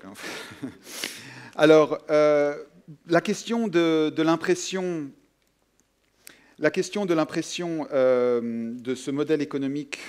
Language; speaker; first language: French; native; French